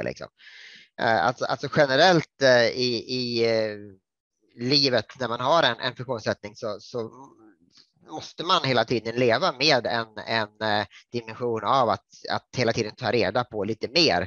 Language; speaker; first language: Swedish; native; Swedish